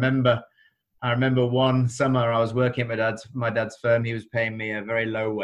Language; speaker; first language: English; native; English